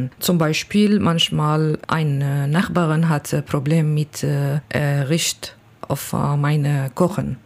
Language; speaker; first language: German; non-native, learner; Kurdish